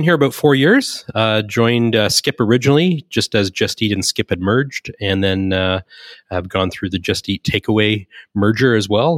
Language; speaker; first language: English; native; English